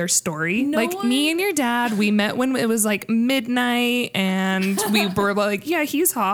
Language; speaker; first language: English; native; English